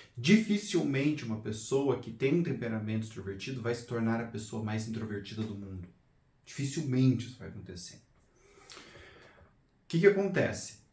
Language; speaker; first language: Portuguese; native; Portuguese